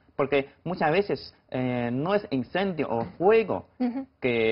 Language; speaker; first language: Spanish; non-native, fluent; Chinese